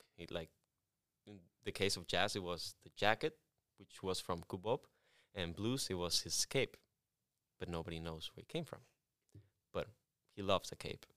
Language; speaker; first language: English; non-native, fluent; Spanish